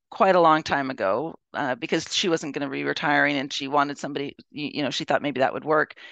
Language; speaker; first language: English; native; English